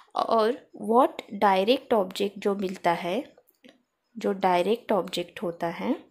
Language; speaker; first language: Hindi; non-native, local second language; Marathi